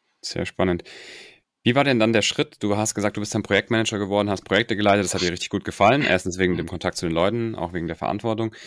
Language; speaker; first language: German; native; German